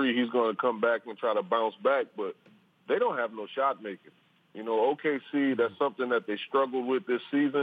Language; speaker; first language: English; native; English